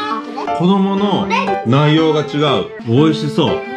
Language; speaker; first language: Japanese; native; Japanese